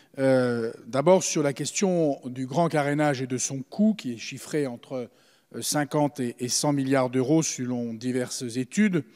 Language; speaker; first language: French; native; French